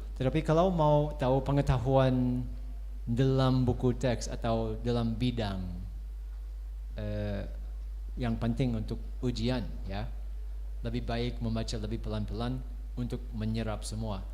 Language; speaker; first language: Indonesian; non-native, fluent; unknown